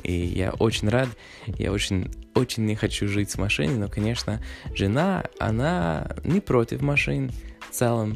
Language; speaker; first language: Russian; non-native, fluent; English